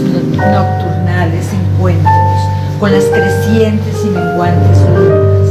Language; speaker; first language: Spanish; native; Spanish